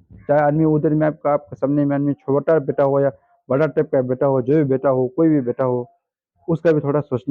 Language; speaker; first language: Hindi; non-native, fluent; Tibetan